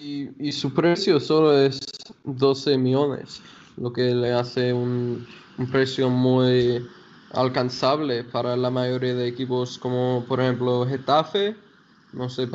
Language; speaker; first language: Spanish; non-native, fluent; English